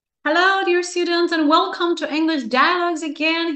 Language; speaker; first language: English; non-native, fluent; Czech